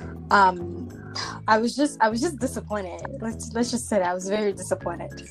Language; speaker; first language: English; early bilingual, other home language; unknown